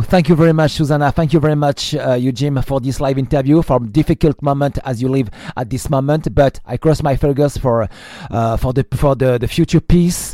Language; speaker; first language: English; non-native, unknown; French